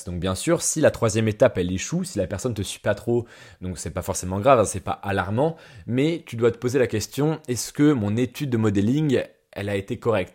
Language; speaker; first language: French; native; French